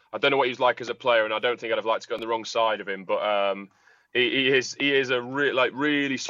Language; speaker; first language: English; native; English